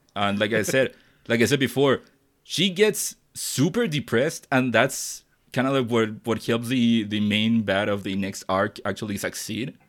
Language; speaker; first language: English; non-native, fluent; Spanish